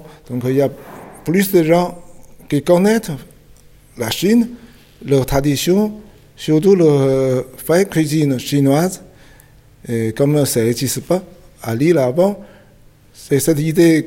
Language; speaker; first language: French; non-native, fluent; Chinese